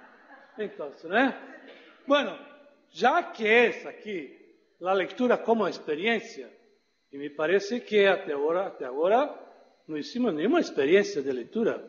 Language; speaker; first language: Portuguese; non-native, fluent; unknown